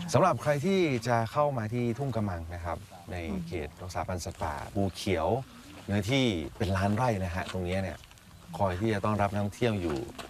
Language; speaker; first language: Thai; native; Thai